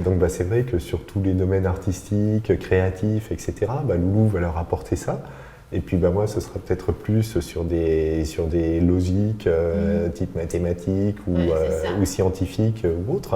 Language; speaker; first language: French; native; French